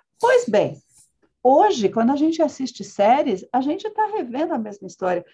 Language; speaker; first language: Portuguese; early bilingual, other home language; Spanish